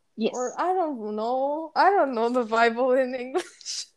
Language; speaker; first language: English; non-native, fluent; Spanish